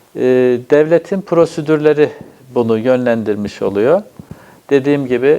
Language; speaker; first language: Turkish; native; Turkish